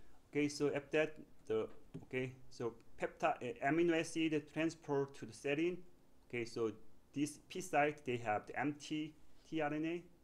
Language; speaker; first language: English; non-native, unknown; Korean